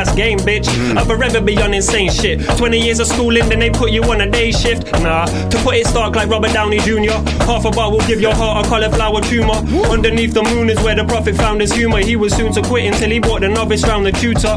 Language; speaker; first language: English; native; English